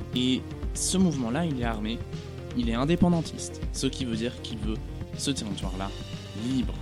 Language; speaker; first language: French; non-native, fluent; German